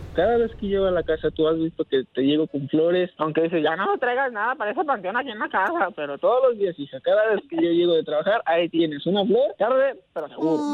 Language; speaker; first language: Spanish; native; Spanish